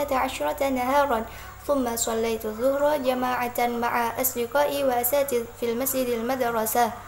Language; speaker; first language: Arabic; non-native, learner; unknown